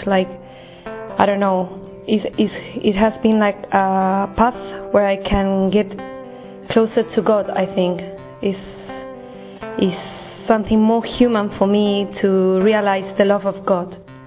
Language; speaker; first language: English; non-native, fluent; Spanish